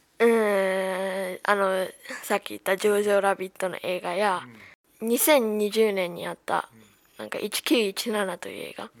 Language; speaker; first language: Japanese; early bilingual, heritage; Japanese